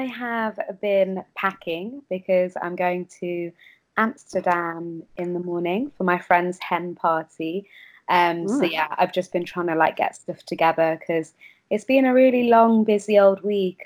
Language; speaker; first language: English; native; English